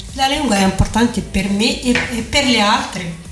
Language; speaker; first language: Italian; non-native, learner; Arabic